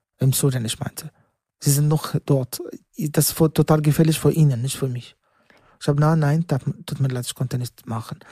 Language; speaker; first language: German; non-native, learner; Arabic